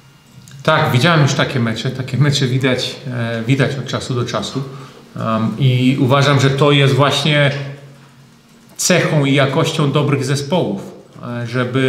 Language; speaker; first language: Polish; early bilingual, heritage; German